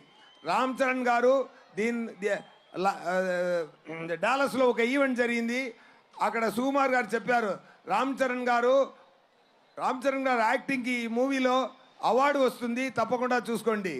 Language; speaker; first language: Telugu; non-native, local second language; Tamil